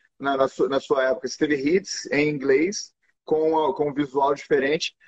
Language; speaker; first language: Portuguese; non-native, local second language; English